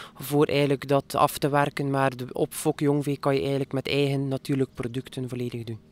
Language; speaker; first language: Dutch; native; Dutch